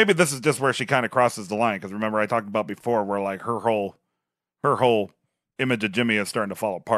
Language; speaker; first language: English; native; English